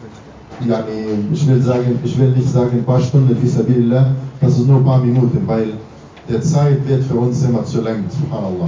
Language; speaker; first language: German; non-native, fluent; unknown